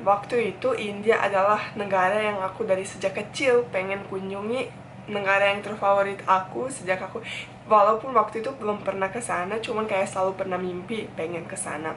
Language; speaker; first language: Indonesian; non-native, fluent; Bosnian